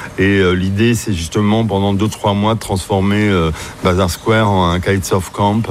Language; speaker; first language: French; native; French